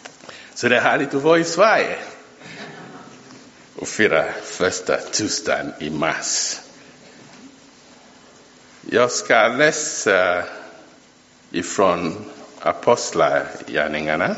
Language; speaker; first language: Swedish; non-native, fluent; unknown